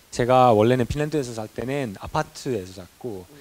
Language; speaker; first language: Korean; non-native, fluent; Finnish